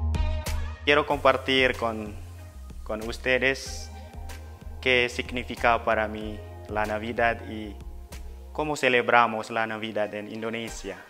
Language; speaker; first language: Spanish; non-native, fluent; Indonesian